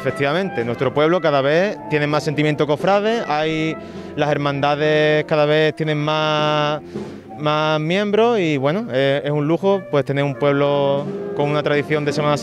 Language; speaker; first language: Spanish; native; Spanish